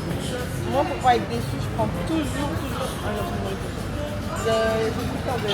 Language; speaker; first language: French; native; French